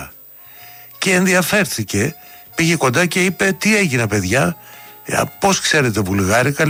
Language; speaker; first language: Greek; native; Greek